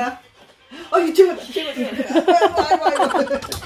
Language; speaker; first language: Korean; native; Korean